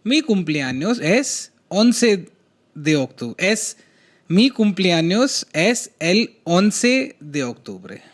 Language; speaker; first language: Spanish; non-native, learner; Hindi